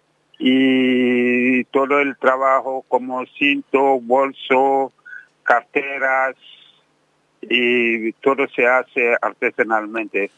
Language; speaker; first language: Spanish; non-native, fluent; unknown